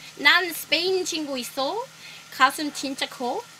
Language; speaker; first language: Korean; non-native, learner; Swedish